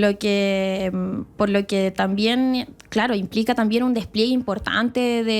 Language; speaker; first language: Spanish; native; Spanish